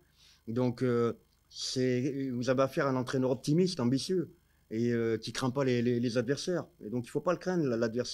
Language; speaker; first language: French; native; French